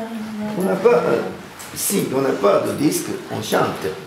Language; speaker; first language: French; non-native, learner; Japanese